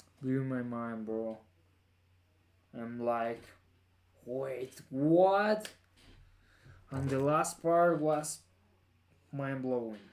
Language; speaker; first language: English; non-native, fluent; Spanish